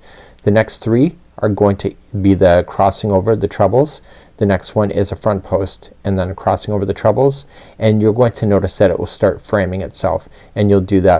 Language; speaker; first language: English; native; English